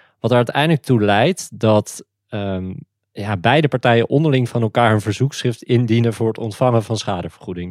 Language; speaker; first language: Dutch; native; Dutch